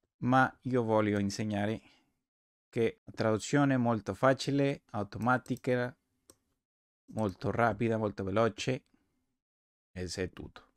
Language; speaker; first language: Italian; non-native, learner; Spanish